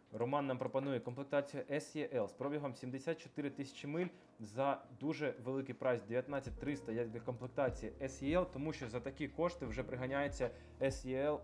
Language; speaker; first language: Ukrainian; non-native, local second language; Russian